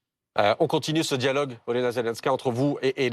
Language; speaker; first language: French; native; French